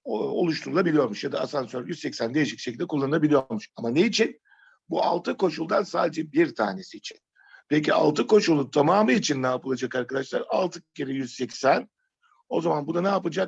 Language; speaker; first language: Turkish; native; Turkish